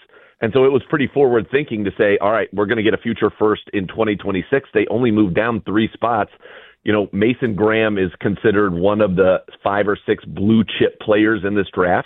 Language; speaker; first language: English; native; English